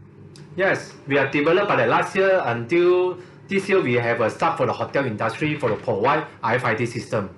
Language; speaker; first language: English; non-native, learner; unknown